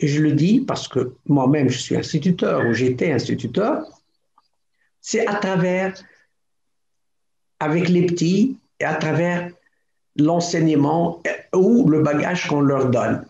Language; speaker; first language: French; non-native, local second language; Arabic